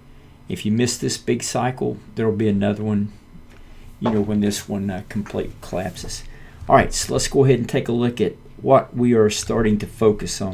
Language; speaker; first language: English; native; English